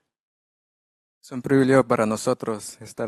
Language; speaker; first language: Spanish; non-native, fluent; English